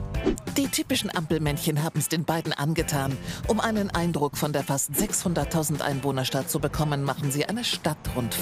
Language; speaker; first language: German; native; German